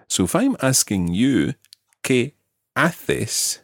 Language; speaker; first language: Spanish; non-native, fluent; English